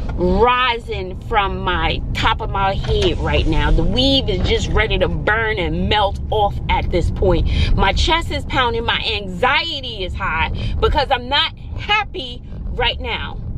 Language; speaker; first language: English; native; English